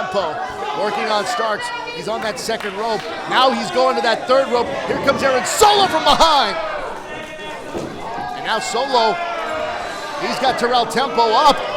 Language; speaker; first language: English; native; English